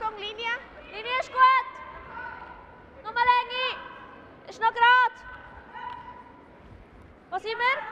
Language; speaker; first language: German; native; German